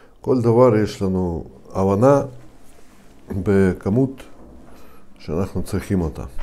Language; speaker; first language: Hebrew; non-native, fluent; Russian